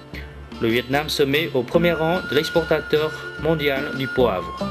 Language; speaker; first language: French; non-native, fluent; Vietnamese